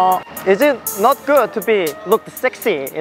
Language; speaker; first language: English; non-native, learner; Korean